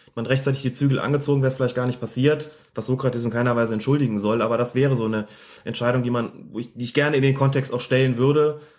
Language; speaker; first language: German; native; German